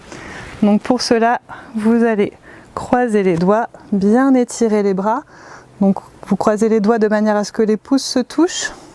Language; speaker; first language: French; native; French